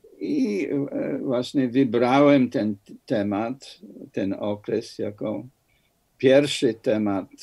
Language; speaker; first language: Polish; non-native, fluent; English